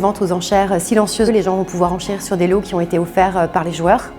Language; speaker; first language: French; native; French